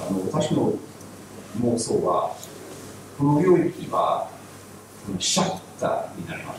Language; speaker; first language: Japanese; non-native, learner; English